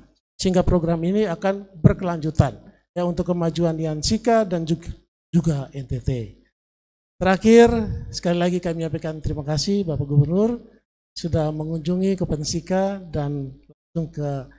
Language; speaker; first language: Indonesian; native; Indonesian